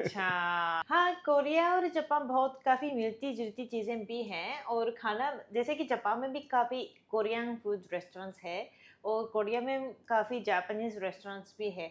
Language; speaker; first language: Hindi; non-native, fluent; Japanese